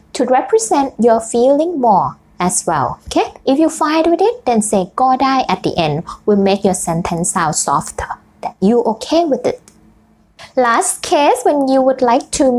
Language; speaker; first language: English; non-native, fluent; Thai